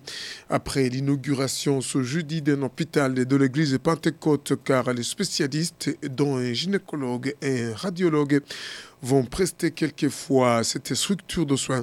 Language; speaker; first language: French; non-native, local second language; Rundi